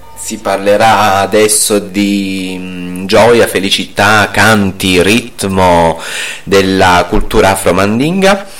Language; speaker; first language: Italian; native; Italian